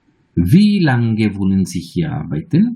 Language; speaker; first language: German; non-native, fluent; Bangla